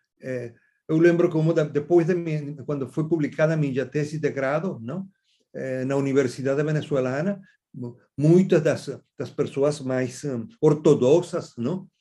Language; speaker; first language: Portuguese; non-native, fluent; Spanish